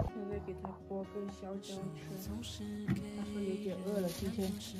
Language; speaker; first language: Chinese; non-native, local second language; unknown